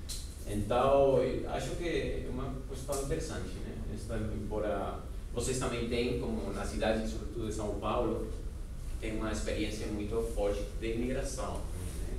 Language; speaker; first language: Portuguese; non-native, fluent; Spanish